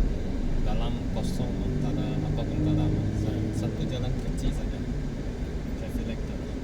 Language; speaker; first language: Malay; non-native, local second language; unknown